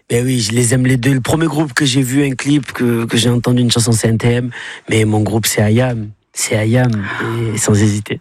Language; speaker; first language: French; native; French